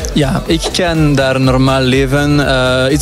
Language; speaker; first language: Dutch; non-native, local second language; French